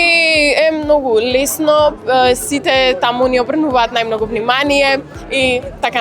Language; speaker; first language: Macedonian; native; Macedonian